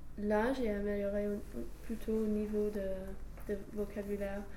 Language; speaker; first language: French; non-native, fluent; English